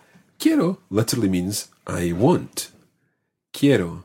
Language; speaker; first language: Spanish; non-native, fluent; English